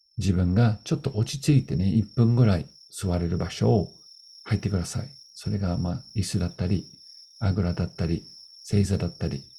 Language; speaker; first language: Japanese; non-native, fluent; English